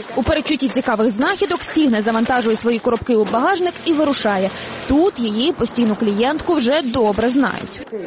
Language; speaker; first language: Ukrainian; native; Ukrainian